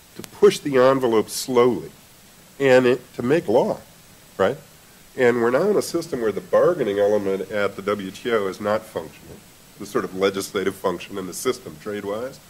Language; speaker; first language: English; native; English